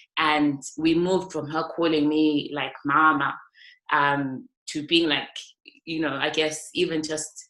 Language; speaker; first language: English; non-native, local second language; North Ndebele